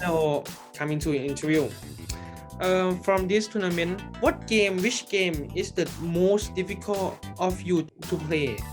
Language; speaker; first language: English; non-native, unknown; Thai